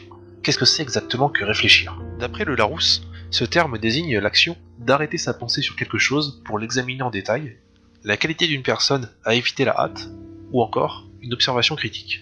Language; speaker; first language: French; native; French